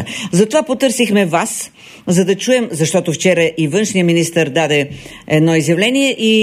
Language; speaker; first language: Bulgarian; native; Bulgarian